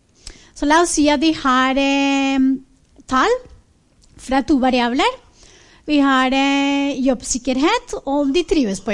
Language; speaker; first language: Norwegian; non-native, fluent; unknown